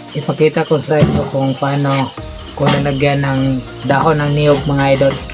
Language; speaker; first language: Filipino; non-native, local second language; Cebuano